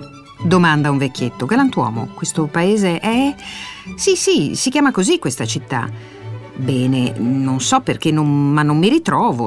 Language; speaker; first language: Italian; native; Italian